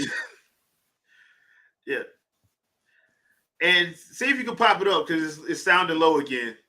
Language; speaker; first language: English; native; English